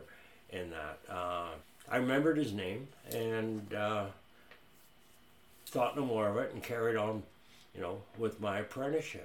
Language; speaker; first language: English; native; English